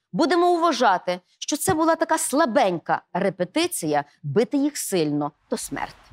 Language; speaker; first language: Ukrainian; native; Ukrainian